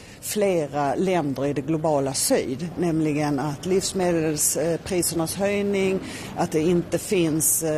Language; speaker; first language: Swedish; native; Swedish